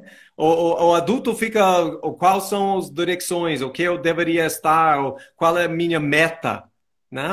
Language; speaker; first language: Portuguese; non-native, fluent; English